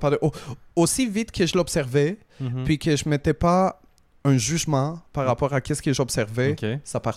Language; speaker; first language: French; native; French